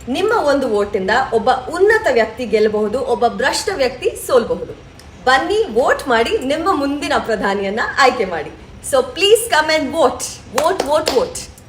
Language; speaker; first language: Kannada; native; Kannada